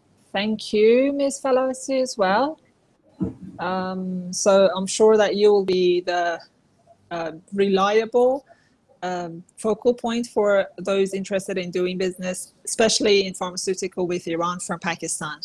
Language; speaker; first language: English; non-native, fluent; Persian